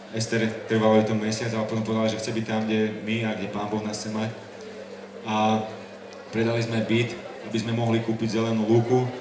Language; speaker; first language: Slovak; non-native, fluent; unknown